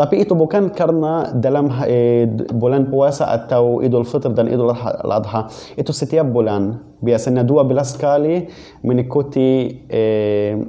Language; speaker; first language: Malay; non-native, fluent; Arabic